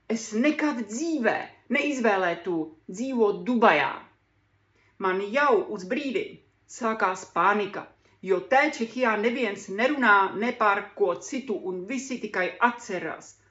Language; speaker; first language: Latvian; non-native, learner; Czech